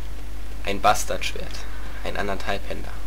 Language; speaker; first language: German; native; German